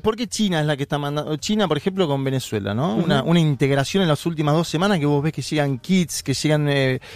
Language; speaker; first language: Spanish; native; Spanish